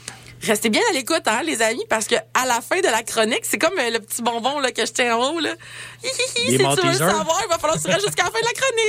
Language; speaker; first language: French; native; French